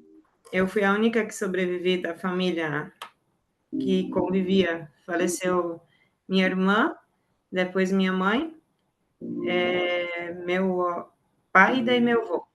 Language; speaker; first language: Portuguese; native; Portuguese